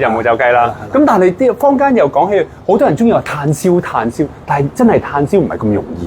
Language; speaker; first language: Cantonese; native; Cantonese